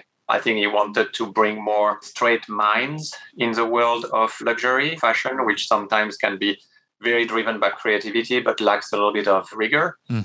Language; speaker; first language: English; non-native, fluent; French